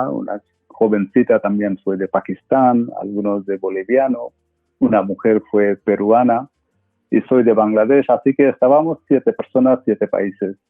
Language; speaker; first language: Spanish; non-native, fluent; Bangla